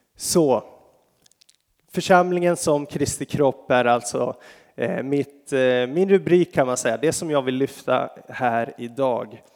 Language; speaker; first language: Swedish; native; Swedish